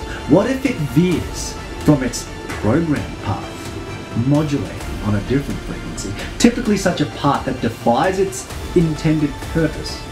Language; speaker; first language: English; native; English